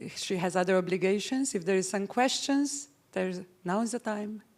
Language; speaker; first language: English; non-native, fluent; Slovenian